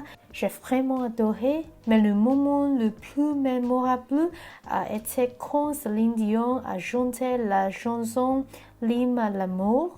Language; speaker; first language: French; non-native, learner; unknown